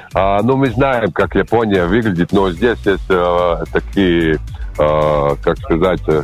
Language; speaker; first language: Russian; non-native, learner; Latvian